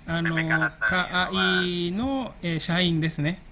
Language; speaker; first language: Japanese; non-native, fluent; Indonesian